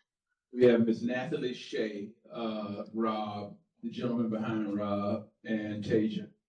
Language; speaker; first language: English; native; English